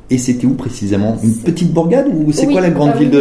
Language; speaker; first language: French; native; French